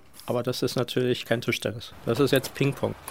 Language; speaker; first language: German; native; German